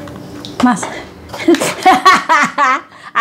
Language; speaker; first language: Spanish; non-native, learner; Indonesian